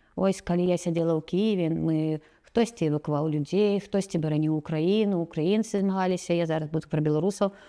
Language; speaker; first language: Belarusian; non-native, local second language; Russian